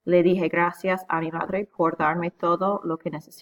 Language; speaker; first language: Spanish; non-native, fluent; English